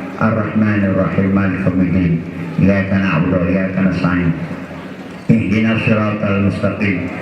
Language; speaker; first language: Malay; non-native, local second language; Achinese